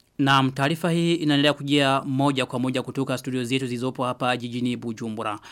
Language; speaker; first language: Swahili; non-native, local second language; Rundi